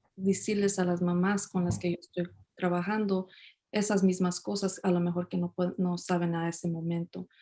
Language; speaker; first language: Spanish; early bilingual, heritage; Spanish